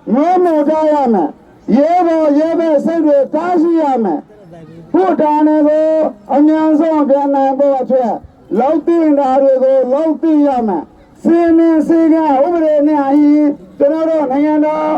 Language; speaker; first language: Burmese; non-native, local second language; Rohingya